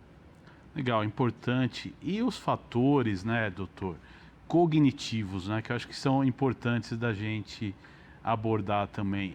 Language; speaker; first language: Portuguese; native; Portuguese